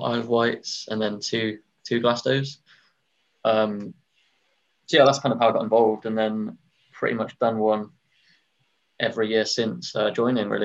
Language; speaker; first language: English; native; English